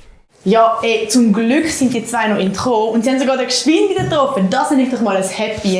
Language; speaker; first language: German; native; German